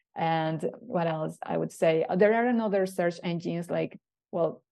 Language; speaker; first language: English; non-native, fluent; Spanish